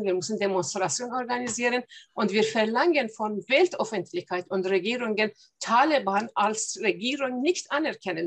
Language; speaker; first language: German; non-native, fluent; Persian